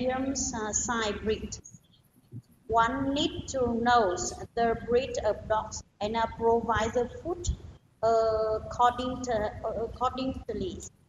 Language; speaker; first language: English; non-native, learner; Vietnamese